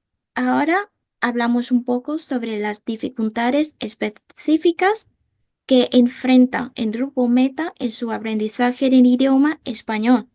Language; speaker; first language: Spanish; non-native, fluent; Vietnamese